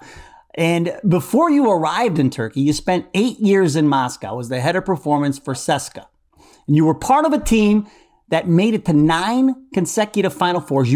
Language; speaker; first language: English; native; English